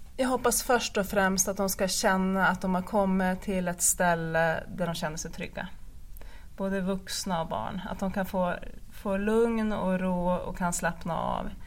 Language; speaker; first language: Swedish; native; Swedish